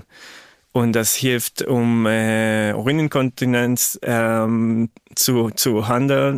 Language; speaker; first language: German; non-native, fluent; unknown